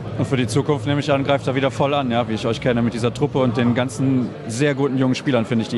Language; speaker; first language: German; native; German